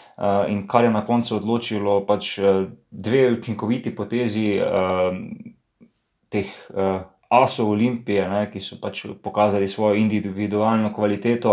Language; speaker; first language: Slovenian; native; Slovenian